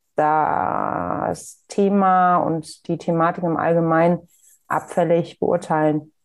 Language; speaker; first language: German; native; German